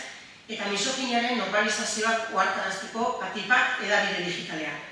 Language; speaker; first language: Basque; native; Basque